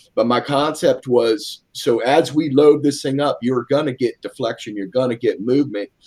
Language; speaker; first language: English; native; English